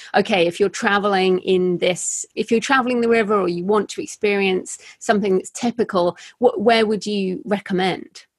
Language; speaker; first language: English; native; English